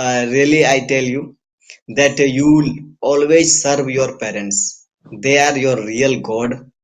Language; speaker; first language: English; non-native, fluent; Hindi